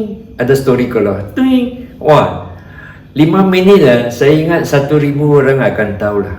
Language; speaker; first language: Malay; non-native, local second language; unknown